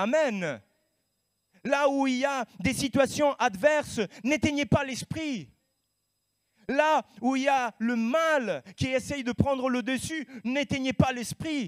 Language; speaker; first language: French; native; French